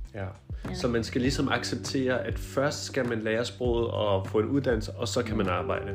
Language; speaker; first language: Danish; native; Danish